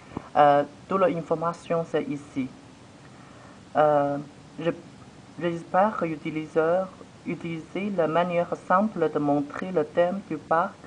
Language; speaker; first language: French; non-native, learner; Chinese